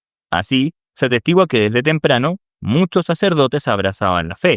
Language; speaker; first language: Spanish; native; Spanish